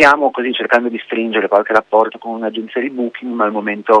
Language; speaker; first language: Italian; native; Italian